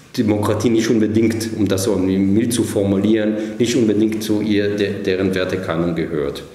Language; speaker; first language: German; non-native, fluent; Hebrew